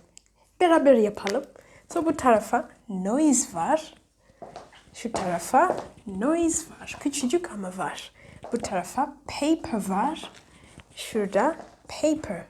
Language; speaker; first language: Turkish; non-native, fluent; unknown